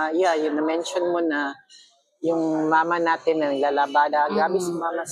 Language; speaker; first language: Filipino; non-native, local second language; Cebuano